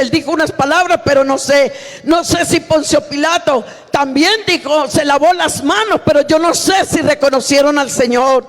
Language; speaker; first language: Spanish; native; Spanish